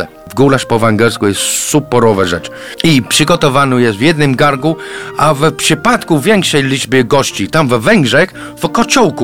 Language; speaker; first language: Polish; non-native, fluent; English